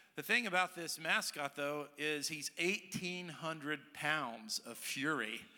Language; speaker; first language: English; native; English